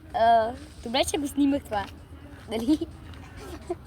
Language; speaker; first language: Bulgarian; early bilingual, heritage; Bulgarian